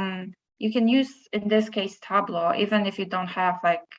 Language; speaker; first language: English; non-native, fluent; Polish